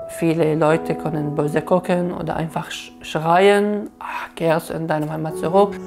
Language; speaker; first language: German; non-native, fluent; Arabic